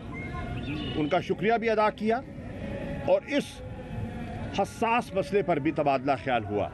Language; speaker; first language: Urdu; non-native, local second language; Saraiki